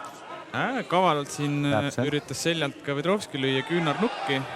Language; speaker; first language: Estonian; native; Estonian